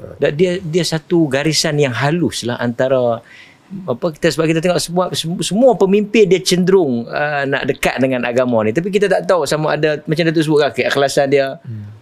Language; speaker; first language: Malay; native; Malay